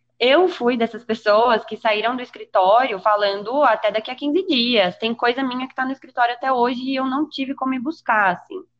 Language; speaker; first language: Portuguese; native; Portuguese